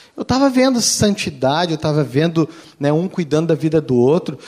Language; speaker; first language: Portuguese; native; Portuguese